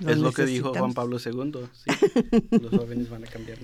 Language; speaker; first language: Spanish; non-native, learner; English